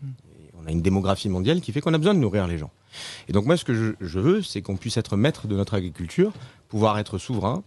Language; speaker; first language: French; native; French